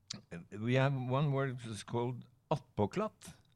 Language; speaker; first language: English; non-native, fluent; Norwegian